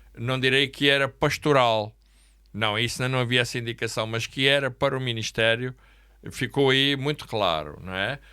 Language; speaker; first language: Portuguese; native; Portuguese